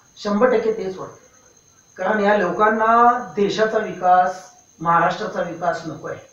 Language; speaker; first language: Marathi; non-native, local second language; Urdu